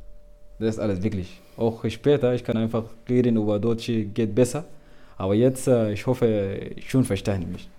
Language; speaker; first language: German; non-native, learner; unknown